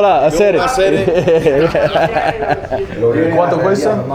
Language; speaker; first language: Spanish; non-native, learner; English